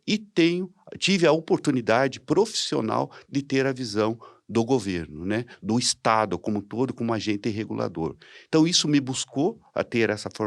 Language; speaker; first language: Portuguese; native; Portuguese